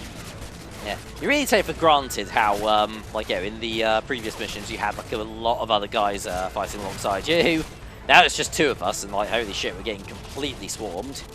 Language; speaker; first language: English; native; English